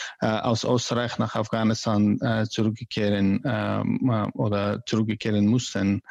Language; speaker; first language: German; non-native, learner; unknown